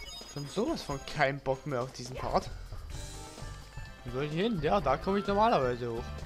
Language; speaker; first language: German; native; German